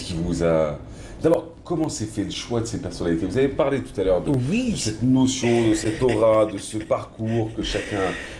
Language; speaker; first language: French; non-native, local second language; Arabic